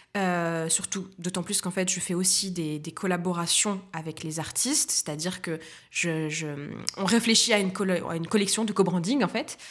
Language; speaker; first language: French; non-native, local second language; Arabic